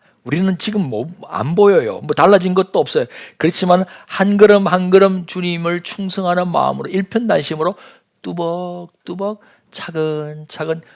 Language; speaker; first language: Korean; native; Korean